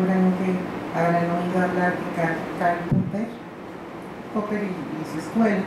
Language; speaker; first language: Spanish; native; Spanish